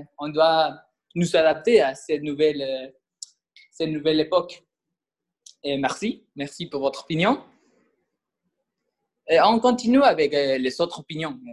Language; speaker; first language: French; non-native, learner; Spanish